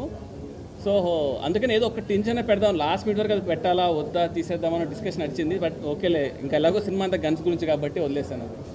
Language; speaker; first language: Telugu; native; Telugu